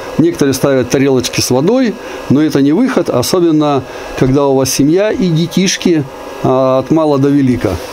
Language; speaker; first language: Russian; native; Russian